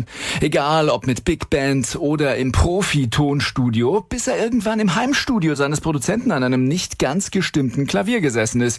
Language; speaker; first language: German; native; German